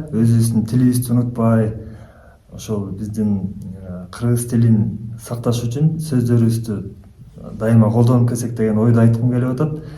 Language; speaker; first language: Kyrgyz; native; Kyrgyz